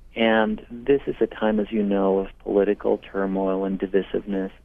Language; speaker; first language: English; non-native, fluent; Spanish